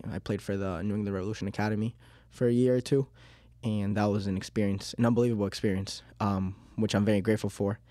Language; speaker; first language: English; early bilingual, other home language; Spanish